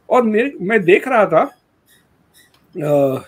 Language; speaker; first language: Hindi; non-native, local second language; Urdu